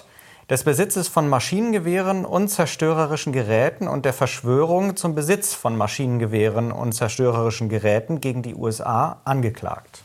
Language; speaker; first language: German; native; German